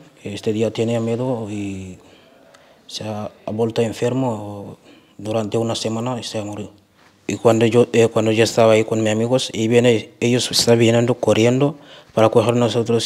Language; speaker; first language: Spanish; non-native, learner; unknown